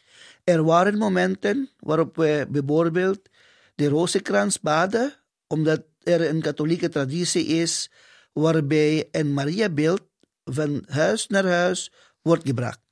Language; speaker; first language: Dutch; non-native, fluent; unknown